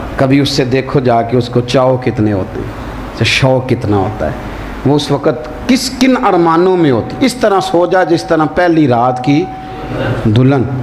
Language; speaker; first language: Urdu; non-native, local second language; Punjabi